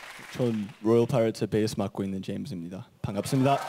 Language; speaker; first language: Korean; early bilingual, heritage; English